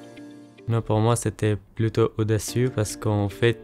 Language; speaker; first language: French; non-native, learner; Arabic